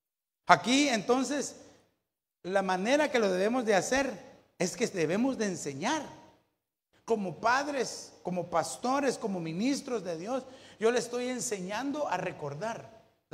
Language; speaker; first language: Spanish; native; Spanish